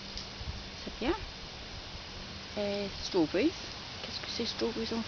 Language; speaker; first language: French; non-native, learner; English